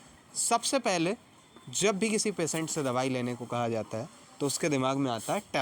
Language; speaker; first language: Hindi; native; Hindi